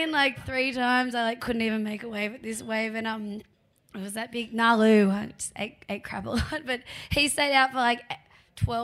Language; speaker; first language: English; native; English